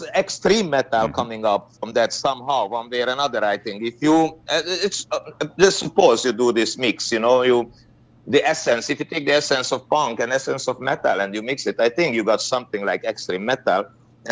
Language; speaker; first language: English; non-native, fluent; Hungarian